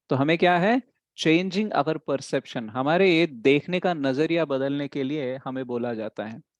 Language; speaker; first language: Hindi; native; Hindi